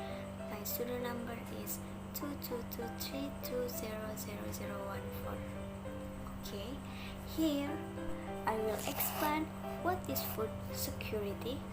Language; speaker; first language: English; non-native, learner; Indonesian